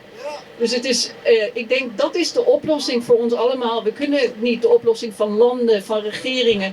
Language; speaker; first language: Dutch; native; Dutch